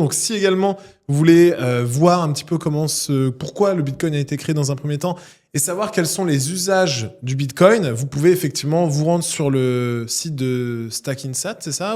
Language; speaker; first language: French; native; French